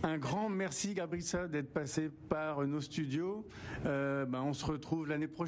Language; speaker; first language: French; native; French